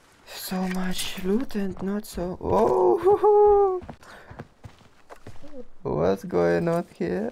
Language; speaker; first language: English; non-native, learner; Russian